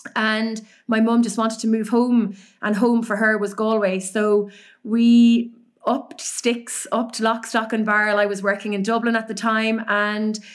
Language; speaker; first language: English; native; English